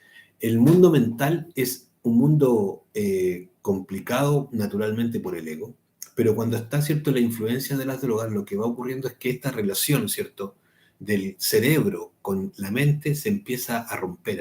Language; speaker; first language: Spanish; native; Spanish